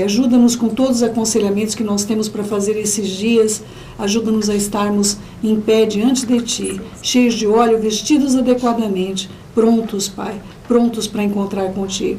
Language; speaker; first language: Portuguese; native; Portuguese